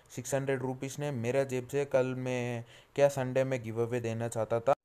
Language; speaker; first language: Hindi; non-native, local second language; Telugu